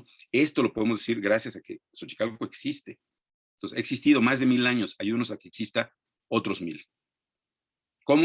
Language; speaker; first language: Spanish; native; Spanish